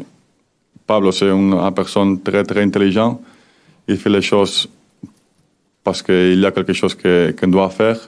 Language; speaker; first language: French; non-native, learner; Spanish